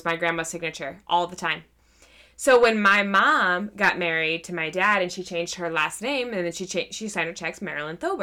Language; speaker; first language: English; native; English